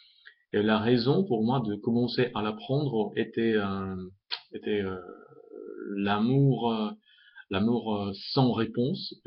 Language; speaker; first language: French; non-native, fluent; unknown